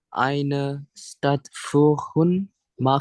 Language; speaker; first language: German; non-native, learner; Indonesian